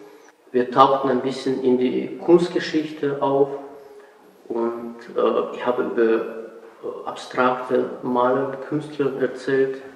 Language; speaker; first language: German; non-native, fluent; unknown